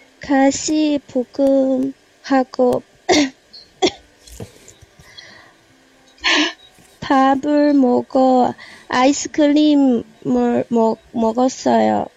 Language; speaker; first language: Korean; non-native, learner; Chinese